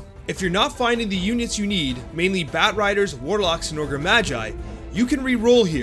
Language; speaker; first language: English; native; English